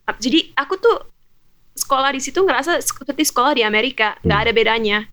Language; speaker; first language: Indonesian; early bilingual, heritage; German